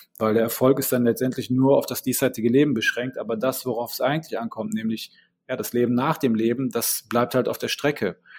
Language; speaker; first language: German; early bilingual, other home language; Bosnian